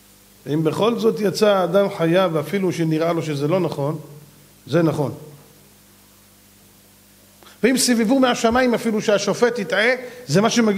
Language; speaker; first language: Hebrew; native; Hebrew